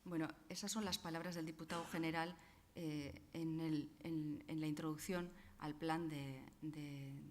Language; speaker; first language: Spanish; non-native, local second language; Basque